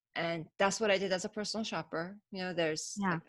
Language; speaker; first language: English; early bilingual, other home language; Persian